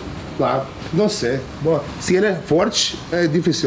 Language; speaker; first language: Portuguese; non-native, learner; English